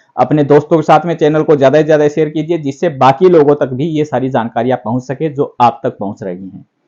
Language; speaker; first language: Hindi; native; Hindi